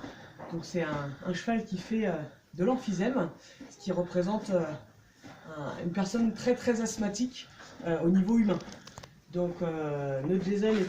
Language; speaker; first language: French; native; French